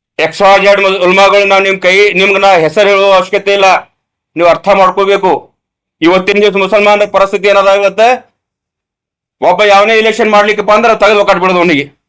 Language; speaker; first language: Kannada; non-native, local second language; Urdu